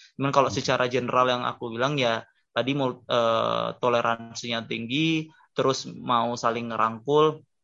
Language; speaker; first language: Indonesian; native; Indonesian